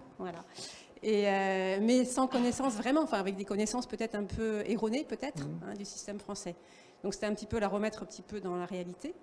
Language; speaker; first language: French; native; French